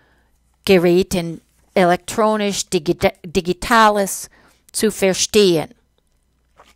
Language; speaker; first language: German; non-native, fluent; English